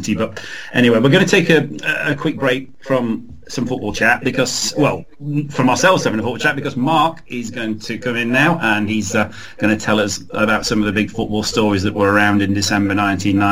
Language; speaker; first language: English; native; English